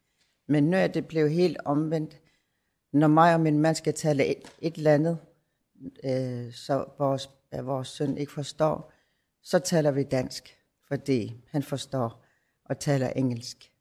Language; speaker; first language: Danish; non-native, local second language; Kalaallisut